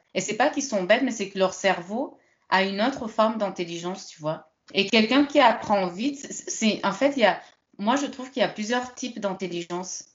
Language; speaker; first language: French; early bilingual, other home language; Spanish